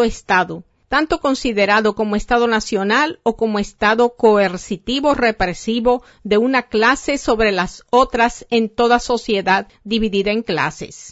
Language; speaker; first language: Spanish; native; Spanish